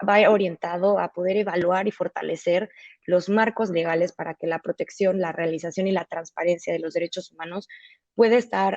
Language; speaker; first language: Spanish; native; Spanish